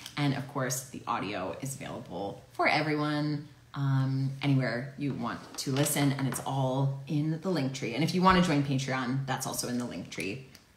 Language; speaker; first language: English; native; English